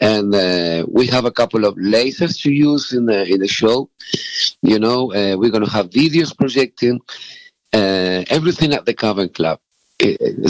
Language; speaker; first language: English; non-native, fluent; Spanish